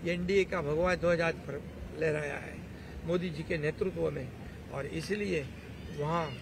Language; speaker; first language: Hindi; non-native, local second language; Marathi